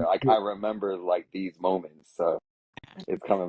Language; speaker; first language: English; native; English